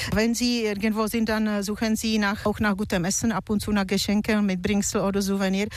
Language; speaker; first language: German; non-native, fluent; Czech